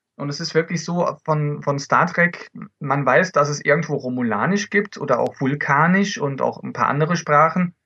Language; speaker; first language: German; early bilingual, other home language; Dutch